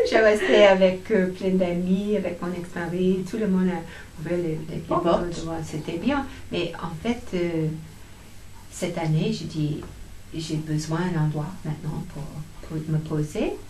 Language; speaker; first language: French; non-native, fluent; English